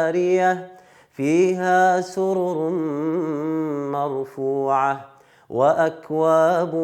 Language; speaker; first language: Arabic; native; Arabic